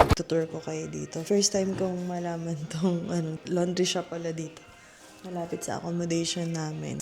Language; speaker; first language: Filipino; native; Filipino